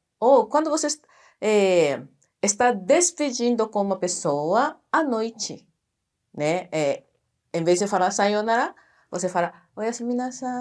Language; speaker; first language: Portuguese; non-native, fluent; Japanese